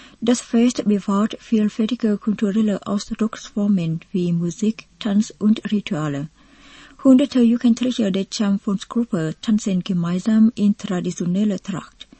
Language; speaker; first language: German; non-native, fluent; Vietnamese